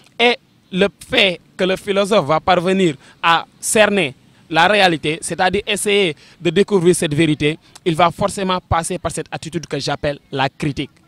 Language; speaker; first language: French; non-native, local second language; Wolof